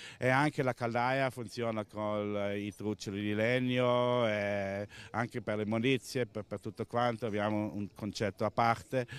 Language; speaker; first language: Italian; non-native, local second language; German